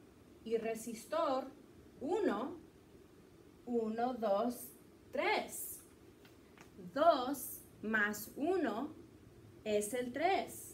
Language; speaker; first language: Spanish; early bilingual, heritage; Spanish